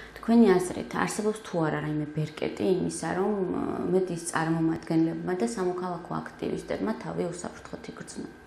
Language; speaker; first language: Georgian; native; Georgian